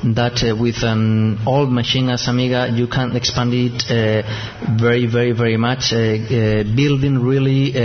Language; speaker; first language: English; non-native, fluent; Spanish